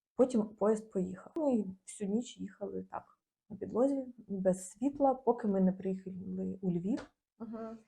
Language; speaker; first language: Ukrainian; native; Ukrainian